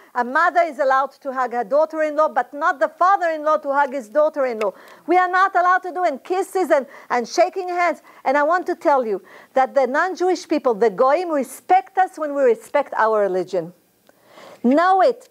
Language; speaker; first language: English; non-native, fluent; Hebrew